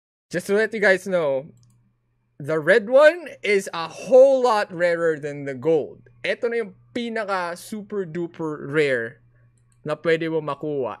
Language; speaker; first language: English; non-native, local second language; Filipino